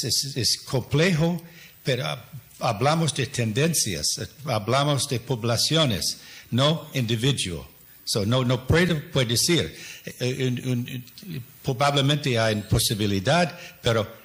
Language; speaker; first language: Spanish; non-native, fluent; English